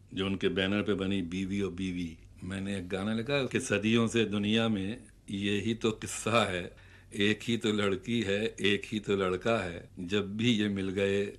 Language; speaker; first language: Urdu; native; Urdu